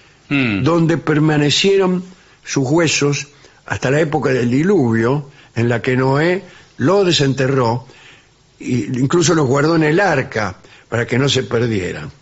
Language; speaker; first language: Spanish; native; Spanish